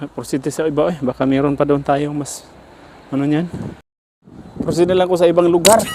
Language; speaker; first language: Filipino; native; Filipino